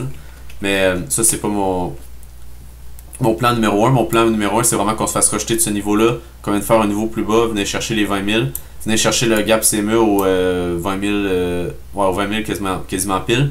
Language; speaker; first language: French; native; French